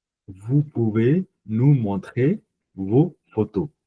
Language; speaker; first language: French; non-native, learner; Punjabi